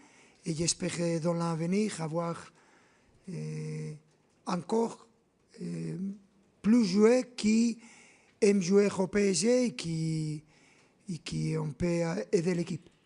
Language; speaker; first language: French; non-native, fluent; Spanish